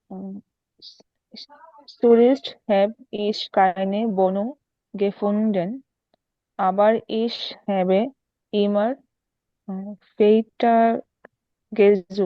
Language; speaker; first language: German; non-native, learner; Bangla